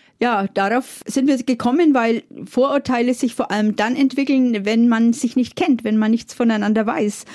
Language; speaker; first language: German; native; German